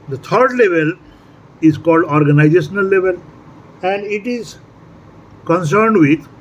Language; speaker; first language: English; non-native, local second language; Nepali